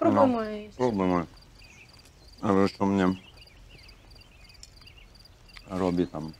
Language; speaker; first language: Polish; non-native, learner; Russian